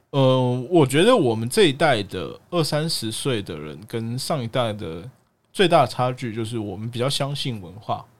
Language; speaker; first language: Chinese; native; Chinese